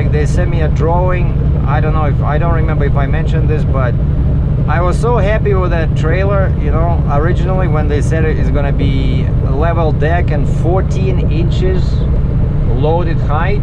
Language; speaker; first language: English; non-native, fluent; Russian